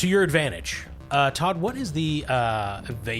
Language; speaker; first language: English; native; English